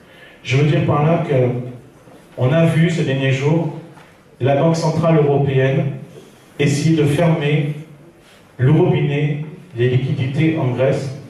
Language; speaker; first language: French; native; French